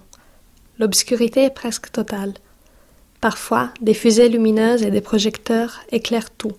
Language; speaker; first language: French; non-native, fluent; Italian